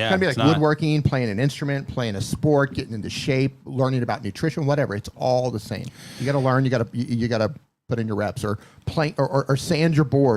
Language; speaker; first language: English; native; English